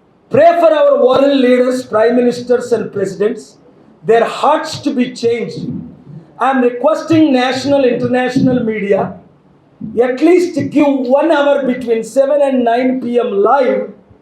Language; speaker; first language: English; non-native, local second language; Telugu